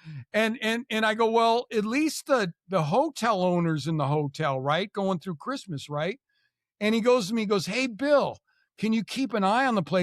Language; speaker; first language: English; native; English